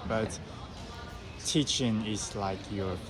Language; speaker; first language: English; non-native, learner; Chinese